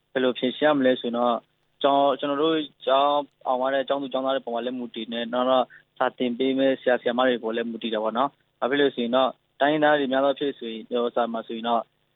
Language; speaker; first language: Burmese; non-native, local second language; S'gaw Karen